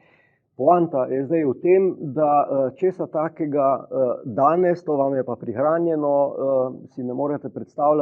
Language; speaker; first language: Slovenian; native; Slovenian